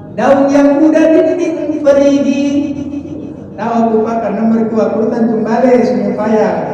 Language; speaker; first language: Indonesian; non-native, local second language; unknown